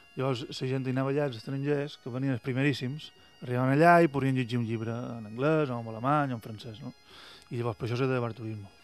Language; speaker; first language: Catalan; native; Catalan